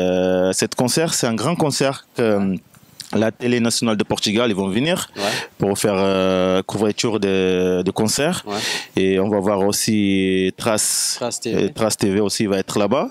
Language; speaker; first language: French; non-native, fluent; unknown